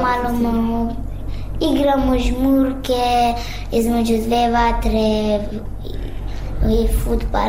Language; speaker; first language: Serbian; non-native, learner; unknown